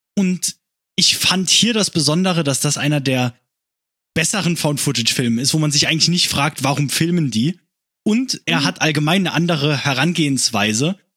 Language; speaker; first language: German; native; German